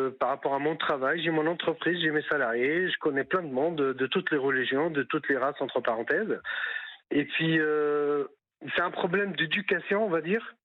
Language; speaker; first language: French; non-native, local second language; Arabic